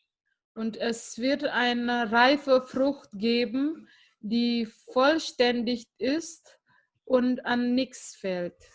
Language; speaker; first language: German; non-native, fluent; Indonesian